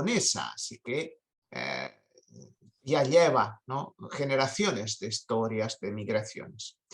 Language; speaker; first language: Spanish; non-native, fluent; Italian